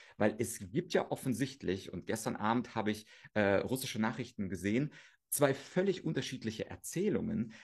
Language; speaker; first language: German; early bilingual, other home language; Russian